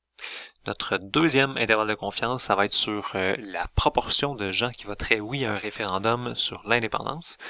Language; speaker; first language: French; native; French